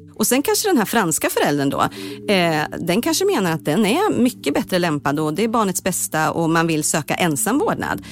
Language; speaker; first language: Swedish; native; Swedish